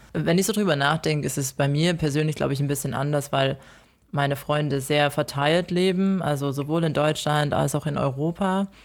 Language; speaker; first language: German; native; German